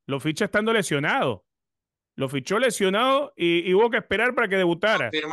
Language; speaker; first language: Spanish; native; Spanish